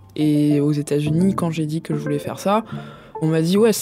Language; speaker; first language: French; native; French